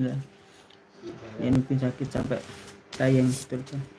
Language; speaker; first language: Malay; non-native, local second language; Javanese